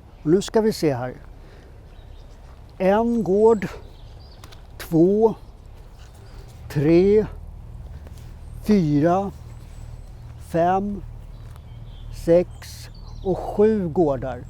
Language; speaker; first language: Swedish; native; Swedish